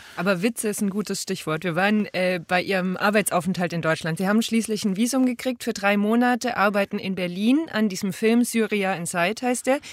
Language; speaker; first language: German; native; German